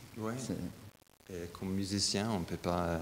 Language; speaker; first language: French; non-native, fluent; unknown